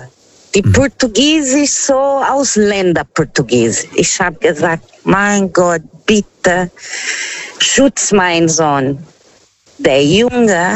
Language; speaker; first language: German; non-native, fluent; Portuguese